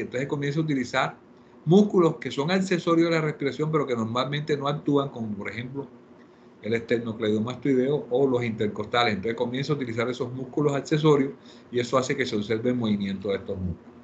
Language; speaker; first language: Spanish; native; Spanish